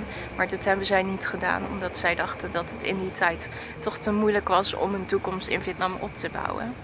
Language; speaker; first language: Dutch; early bilingual, other home language; Vietnamese